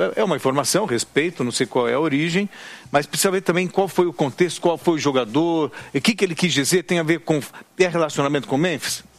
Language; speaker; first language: Portuguese; native; Portuguese